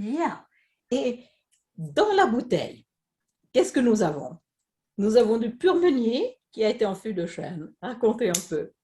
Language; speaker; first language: French; non-native, fluent; Swedish